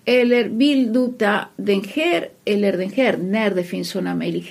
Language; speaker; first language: Swedish; non-native, fluent; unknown